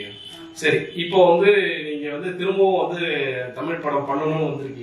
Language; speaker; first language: Tamil; native; Tamil